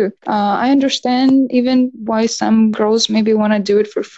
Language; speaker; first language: English; non-native, fluent; Russian